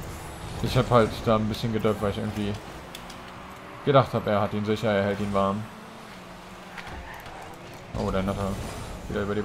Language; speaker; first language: German; native; German